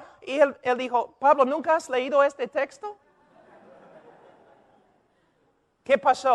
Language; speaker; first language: Spanish; non-native, fluent; English